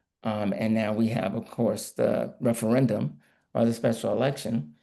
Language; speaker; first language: English; native; English